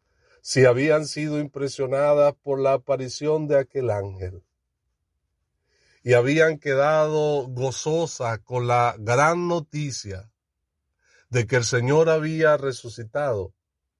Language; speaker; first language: Spanish; native; Spanish